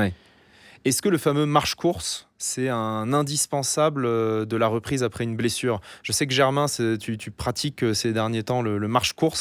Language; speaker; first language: French; native; French